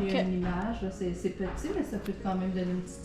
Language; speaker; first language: French; native; French